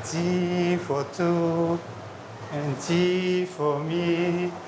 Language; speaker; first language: English; non-native, learner; French